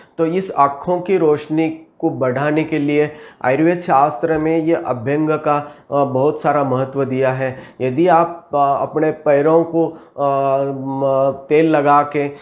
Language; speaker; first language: Hindi; non-native, local second language; Marathi